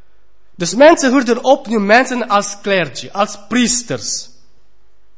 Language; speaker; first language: Dutch; non-native, fluent; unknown